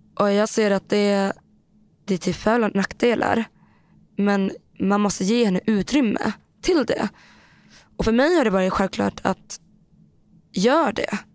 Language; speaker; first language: Swedish; native; Swedish